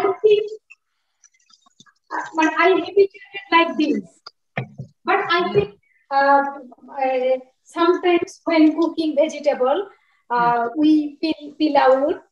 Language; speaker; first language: English; non-native, learner; Bangla